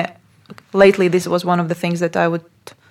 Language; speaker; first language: English; non-native, fluent; Latvian